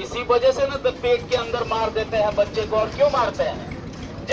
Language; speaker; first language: Hindi; non-native, local second language; Bhojpuri